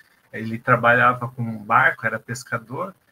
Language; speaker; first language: Portuguese; native; Portuguese